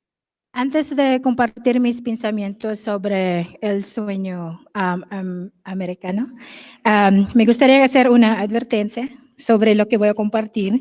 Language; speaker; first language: Spanish; non-native, fluent; English